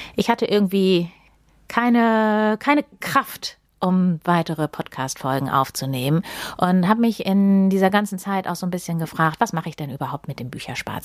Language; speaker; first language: German; native; German